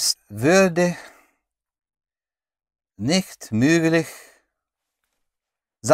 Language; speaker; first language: German; non-native, learner; English